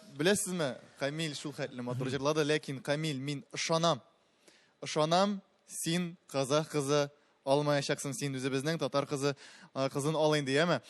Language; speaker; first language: Tatar; native; Tatar